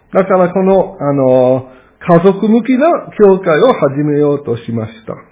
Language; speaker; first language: Japanese; non-native, fluent; English